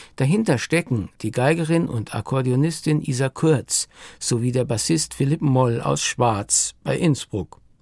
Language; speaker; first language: German; native; German